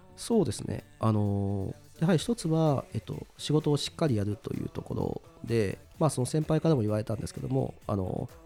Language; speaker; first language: Japanese; native; Japanese